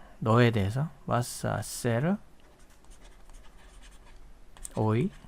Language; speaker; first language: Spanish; non-native, fluent; Korean